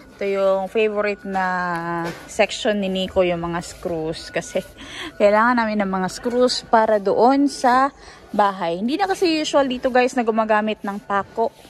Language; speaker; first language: Filipino; non-native, local second language; Cebuano